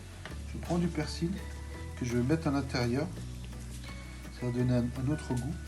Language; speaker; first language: French; native; French